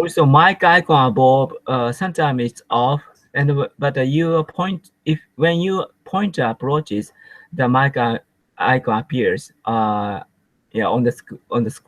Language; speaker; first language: English; non-native, learner; Japanese